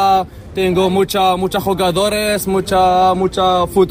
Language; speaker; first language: Spanish; non-native, learner; Arabic